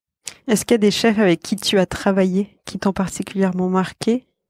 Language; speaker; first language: French; native; French